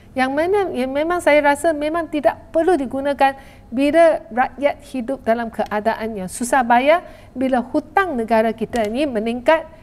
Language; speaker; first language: Malay; non-native, local second language; Chinese